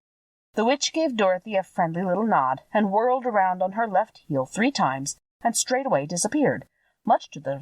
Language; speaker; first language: English; native; English